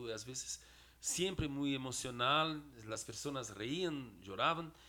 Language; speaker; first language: Spanish; non-native, fluent; Portuguese